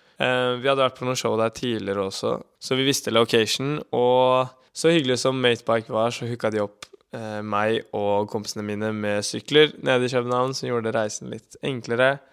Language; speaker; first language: Norwegian; native; Norwegian